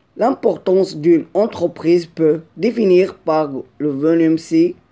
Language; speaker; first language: French; non-native, local second language; Arabic